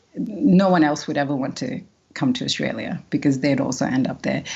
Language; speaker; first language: English; early bilingual, other home language; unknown